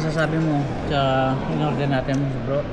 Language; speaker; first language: Filipino; native; Filipino